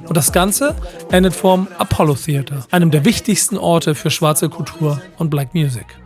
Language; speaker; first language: German; native; German